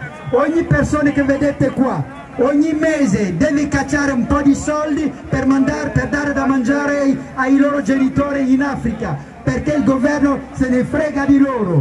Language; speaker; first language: Italian; non-native, fluent; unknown